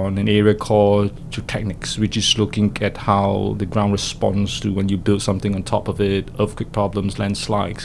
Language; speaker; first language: English; non-native, local second language; Cantonese